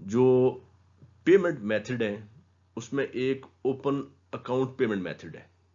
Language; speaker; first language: Urdu; non-native, local second language; Punjabi